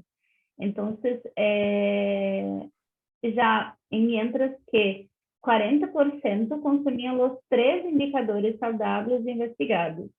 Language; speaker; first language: Spanish; non-native, learner; Portuguese